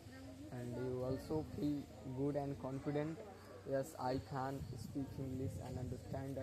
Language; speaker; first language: English; non-native, local second language; Hindi